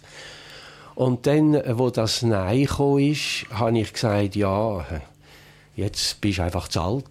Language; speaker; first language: German; native; German